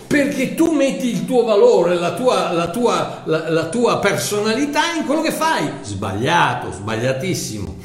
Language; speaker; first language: Italian; native; Italian